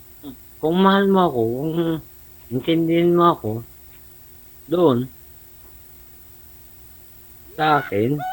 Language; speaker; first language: Filipino; non-native, local second language; Cebuano